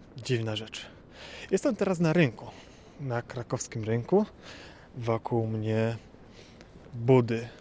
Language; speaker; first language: Polish; native; Polish